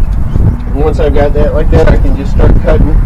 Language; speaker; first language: English; native; English